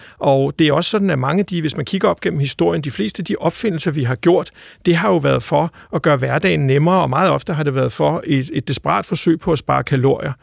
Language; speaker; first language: Danish; native; Danish